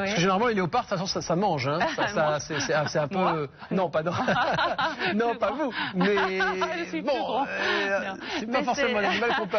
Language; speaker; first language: French; native; French